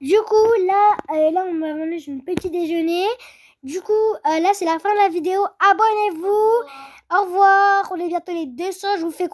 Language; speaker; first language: French; native; French